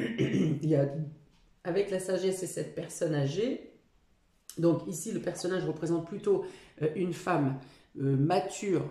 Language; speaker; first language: French; native; French